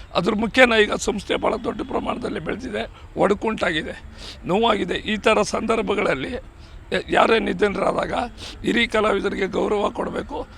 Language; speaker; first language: Kannada; native; Kannada